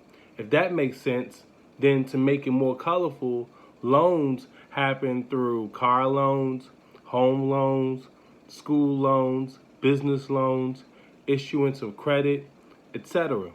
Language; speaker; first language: English; native; English